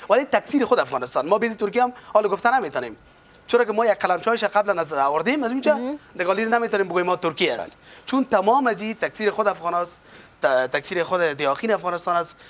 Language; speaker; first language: Persian; native; Persian